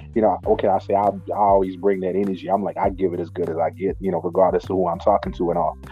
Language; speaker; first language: English; non-native, local second language; Shona